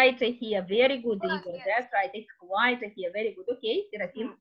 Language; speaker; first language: English; non-native, fluent; Russian